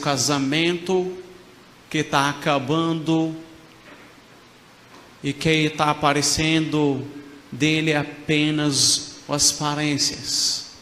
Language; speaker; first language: Portuguese; non-native, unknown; Arabic